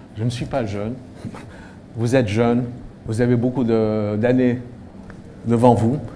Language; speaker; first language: French; non-native, fluent; English